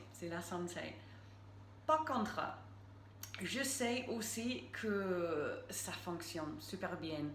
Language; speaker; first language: French; non-native, fluent; English